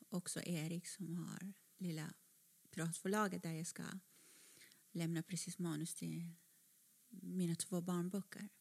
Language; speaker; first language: Swedish; non-native, fluent; Persian